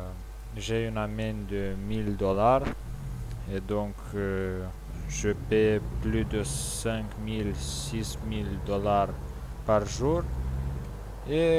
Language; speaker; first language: French; non-native, learner; Romanian